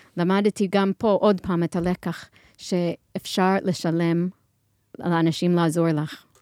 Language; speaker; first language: Hebrew; non-native, fluent; English